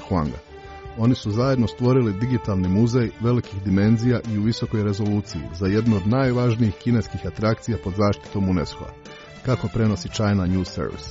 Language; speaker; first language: Croatian; native; Croatian